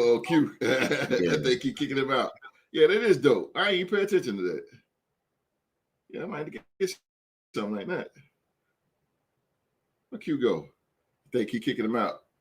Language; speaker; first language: English; native; English